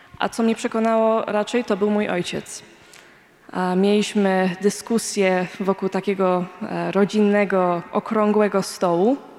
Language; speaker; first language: Polish; early bilingual, heritage; Polish